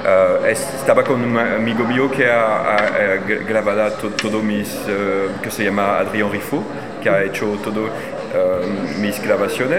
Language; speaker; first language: Spanish; non-native, learner; French